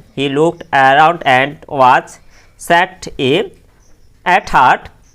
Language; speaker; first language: English; non-native, local second language; Bangla